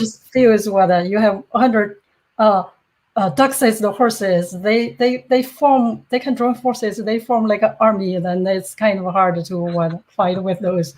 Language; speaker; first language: English; non-native, fluent; Chinese